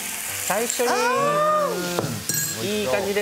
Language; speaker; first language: Japanese; native; Japanese